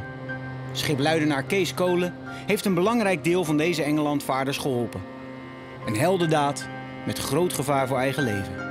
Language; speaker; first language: Dutch; native; Dutch